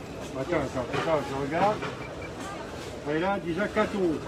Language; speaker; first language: French; native; French